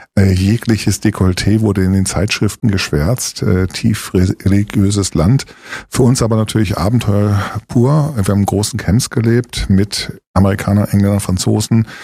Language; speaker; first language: German; native; German